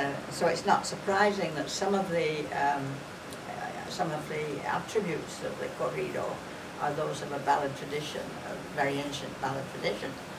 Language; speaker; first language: English; native; English